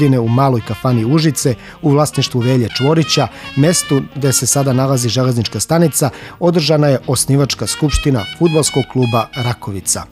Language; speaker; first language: Serbian; native; Serbian